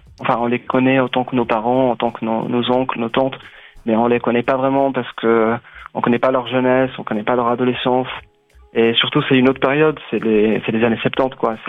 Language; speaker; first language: French; non-native, local second language; Arabic